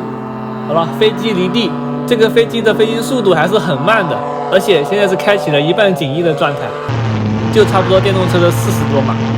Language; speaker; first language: Chinese; native; Chinese